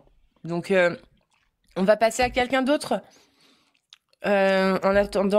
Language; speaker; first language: French; native; French